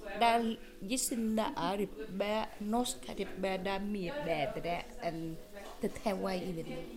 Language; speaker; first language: Norwegian; non-native, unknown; Vietnamese